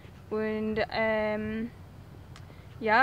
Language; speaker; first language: German; non-native, learner; English